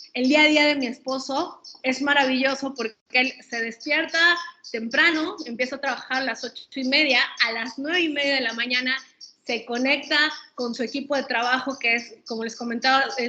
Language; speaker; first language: Spanish; native; Spanish